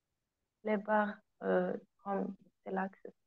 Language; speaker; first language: French; non-native, learner; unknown